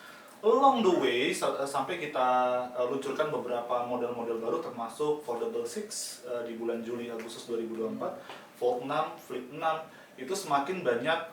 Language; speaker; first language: Indonesian; native; Indonesian